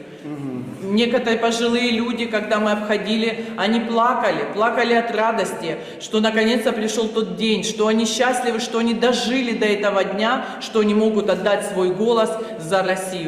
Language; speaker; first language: Russian; native; Russian